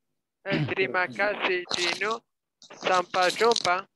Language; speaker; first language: Indonesian; non-native, learner; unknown